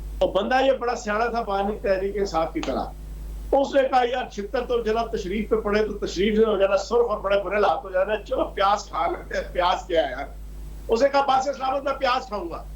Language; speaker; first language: Urdu; non-native, local second language; Punjabi